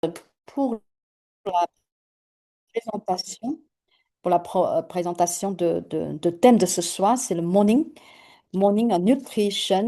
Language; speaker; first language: French; non-native, fluent; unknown